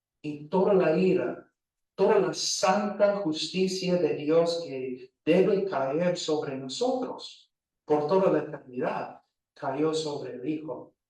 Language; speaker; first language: Spanish; non-native, fluent; English